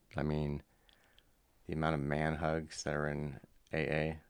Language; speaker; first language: English; native; English